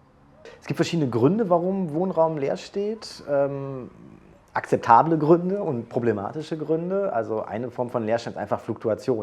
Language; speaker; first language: German; native; German